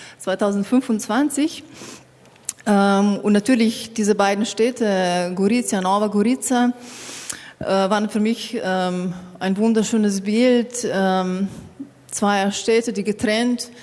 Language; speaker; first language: German; non-native, fluent; Slovenian